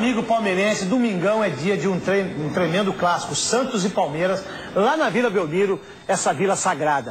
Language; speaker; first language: Portuguese; native; Portuguese